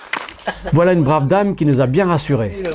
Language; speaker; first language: French; native; French